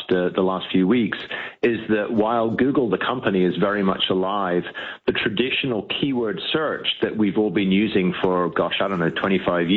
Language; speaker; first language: English; native; English